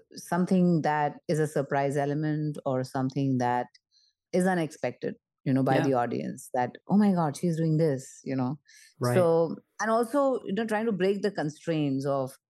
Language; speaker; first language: English; non-native, local second language; Marathi